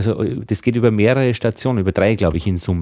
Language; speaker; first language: German; native; German